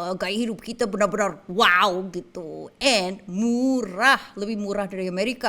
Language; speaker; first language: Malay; non-native, fluent; English